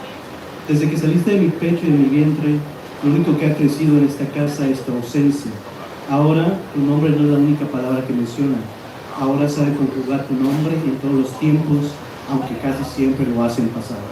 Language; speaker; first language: Spanish; native; Spanish